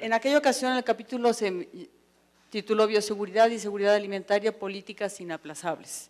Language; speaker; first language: Spanish; native; Spanish